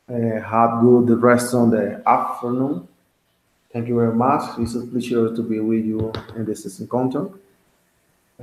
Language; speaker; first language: English; non-native, learner; Spanish